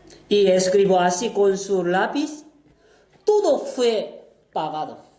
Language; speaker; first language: Spanish; non-native, fluent; Korean